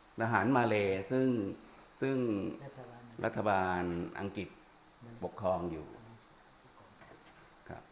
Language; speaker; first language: Thai; native; Thai